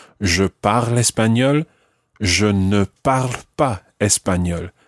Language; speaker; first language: French; non-native, fluent; English